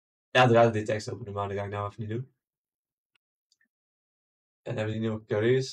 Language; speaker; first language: Dutch; native; Dutch